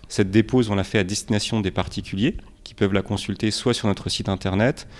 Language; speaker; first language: French; early bilingual, other home language; Romanian